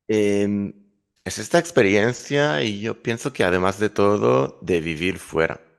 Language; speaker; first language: Spanish; non-native, fluent; Hebrew